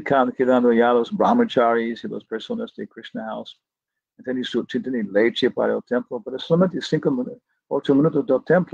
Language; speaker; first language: Spanish; non-native, fluent; English